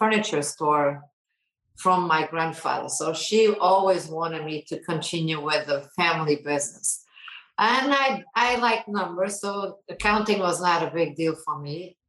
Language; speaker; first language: English; non-native, fluent; Portuguese